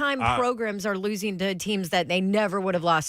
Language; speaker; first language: English; native; English